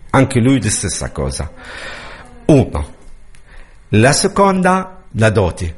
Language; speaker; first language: Italian; non-native, learner; Arabic